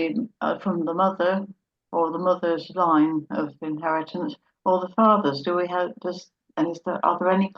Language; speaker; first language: English; native; English